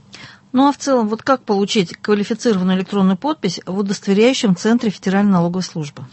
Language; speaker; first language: Russian; native; Russian